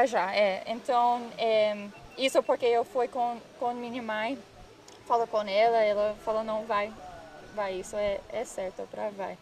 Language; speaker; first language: Portuguese; non-native, learner; English